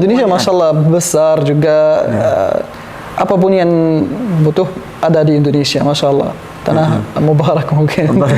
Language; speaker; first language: Indonesian; non-native, learner; Arabic